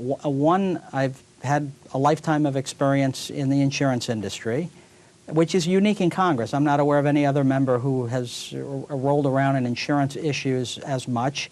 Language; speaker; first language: English; native; English